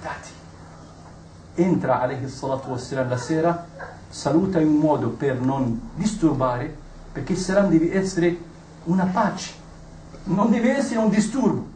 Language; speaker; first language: Italian; non-native, fluent; Arabic